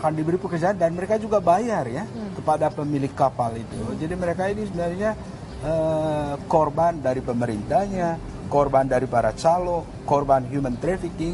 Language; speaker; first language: Indonesian; native; Indonesian